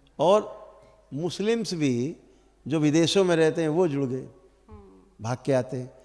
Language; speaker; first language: Hindi; native; Hindi